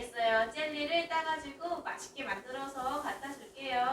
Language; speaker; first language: Korean; native; Korean